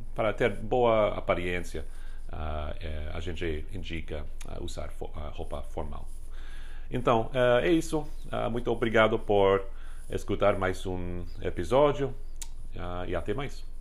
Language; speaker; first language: Portuguese; non-native, fluent; English